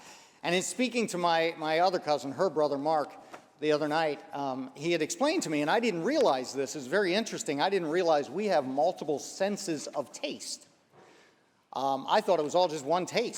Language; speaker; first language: English; native; English